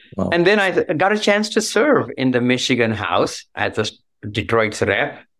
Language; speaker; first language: English; non-native, local second language; Marathi